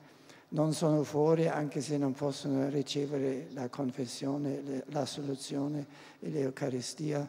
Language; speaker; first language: Italian; non-native, fluent; German